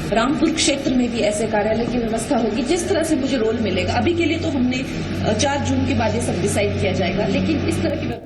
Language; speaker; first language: Hindi; native; Hindi